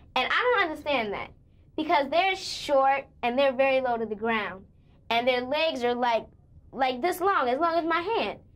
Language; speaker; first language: English; native; English